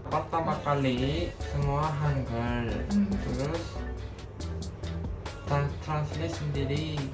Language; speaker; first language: Indonesian; non-native, learner; Korean